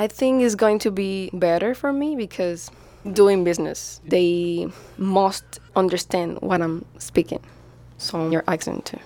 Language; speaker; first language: English; non-native, fluent; Spanish